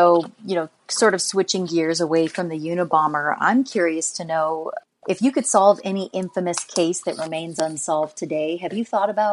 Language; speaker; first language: English; native; English